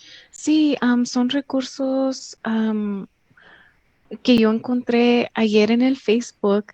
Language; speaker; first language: Spanish; early bilingual, heritage; English